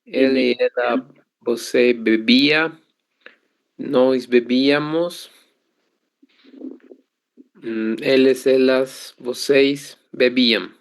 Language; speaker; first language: Portuguese; non-native, learner; Spanish